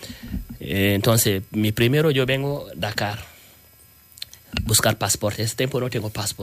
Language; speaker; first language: Spanish; non-native, learner; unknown